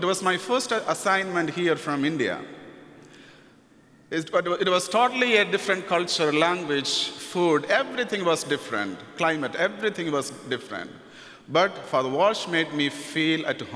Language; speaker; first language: English; non-native, local second language; Malayalam